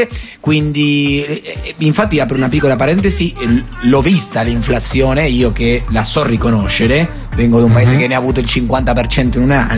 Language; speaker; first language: Italian; native; Italian